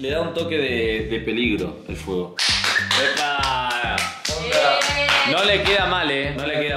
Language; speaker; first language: Spanish; native; Spanish